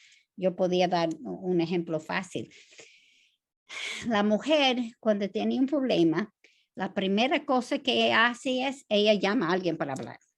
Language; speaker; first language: Spanish; non-native, fluent; English